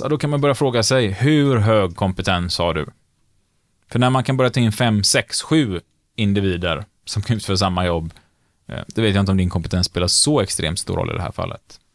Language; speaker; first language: Swedish; native; Swedish